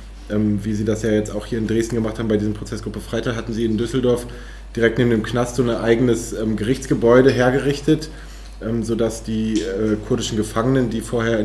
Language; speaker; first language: German; native; German